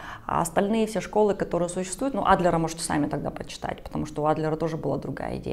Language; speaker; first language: Russian; native; Russian